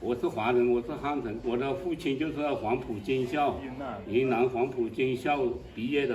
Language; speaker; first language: Chinese; early bilingual, heritage; Chinese